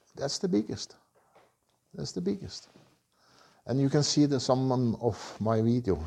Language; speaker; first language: English; non-native, learner; Norwegian